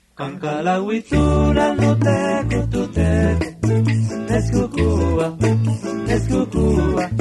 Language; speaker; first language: Spanish; native; Spanish